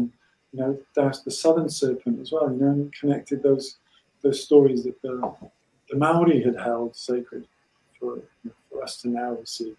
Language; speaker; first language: English; native; English